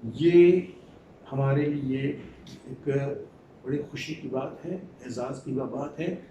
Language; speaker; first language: Urdu; non-native, fluent; Morisyen